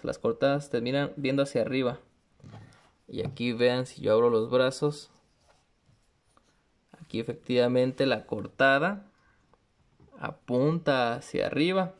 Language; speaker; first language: Spanish; native; Spanish